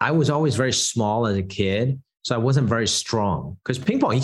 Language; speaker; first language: English; non-native, local second language; Cantonese